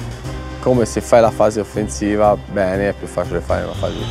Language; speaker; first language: Italian; native; Italian